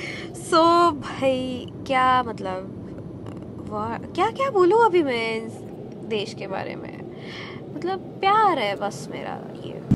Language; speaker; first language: Hindi; non-native, local second language; Marathi